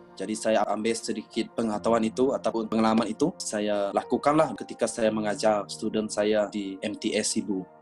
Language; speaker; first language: Malay; non-native, local second language; Iban